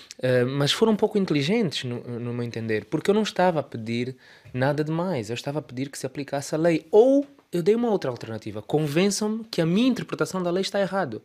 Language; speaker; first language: Portuguese; native; Portuguese